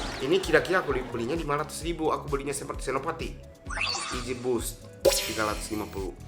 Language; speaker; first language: Indonesian; non-native, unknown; Japanese